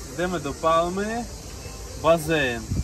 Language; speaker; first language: Czech; non-native, fluent; Russian